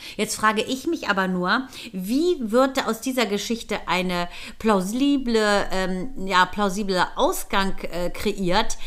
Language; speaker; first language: German; native; German